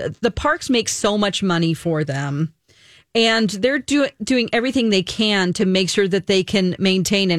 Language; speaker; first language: English; native; English